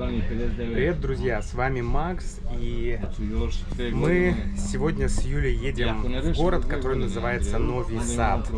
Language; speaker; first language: Russian; native; Russian